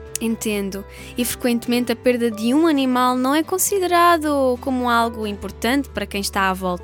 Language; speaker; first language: Portuguese; native; Portuguese